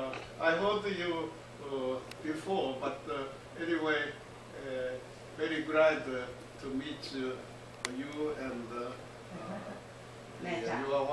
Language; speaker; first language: English; non-native, learner; Korean